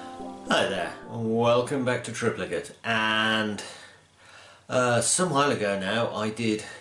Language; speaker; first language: English; native; English